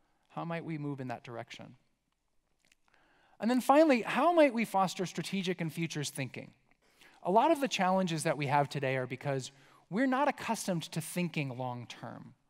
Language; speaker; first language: English; native; English